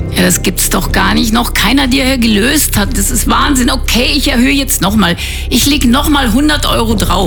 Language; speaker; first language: German; native; German